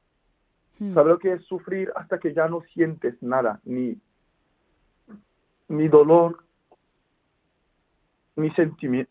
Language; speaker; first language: Spanish; non-native, fluent; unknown